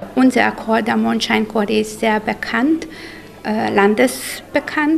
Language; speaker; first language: German; non-native, local second language; Hungarian